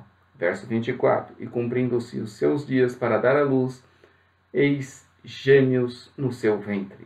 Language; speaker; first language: Portuguese; native; Portuguese